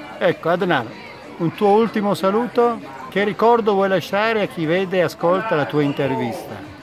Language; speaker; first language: Italian; native; Italian